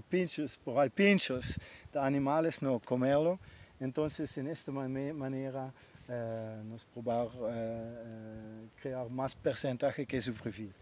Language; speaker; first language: Spanish; non-native, learner; Dutch